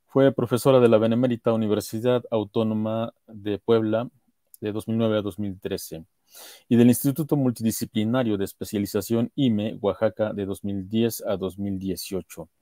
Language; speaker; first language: Spanish; native; Spanish